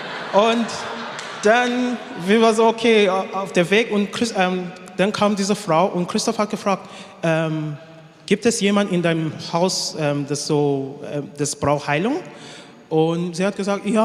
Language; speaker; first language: German; non-native, learner; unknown